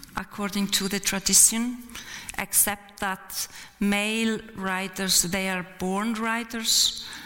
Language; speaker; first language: English; non-native, fluent; Icelandic